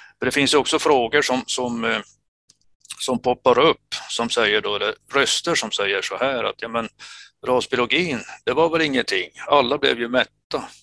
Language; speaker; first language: Swedish; native; Swedish